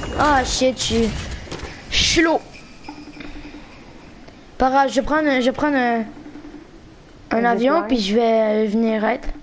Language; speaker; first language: French; native; French